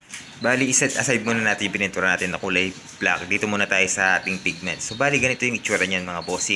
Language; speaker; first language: Filipino; native; Filipino